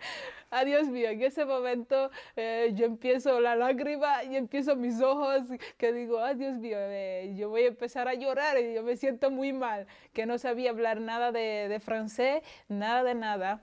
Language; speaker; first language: Spanish; non-native, local second language; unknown